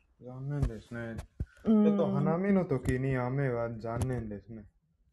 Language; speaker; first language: Japanese; non-native, learner; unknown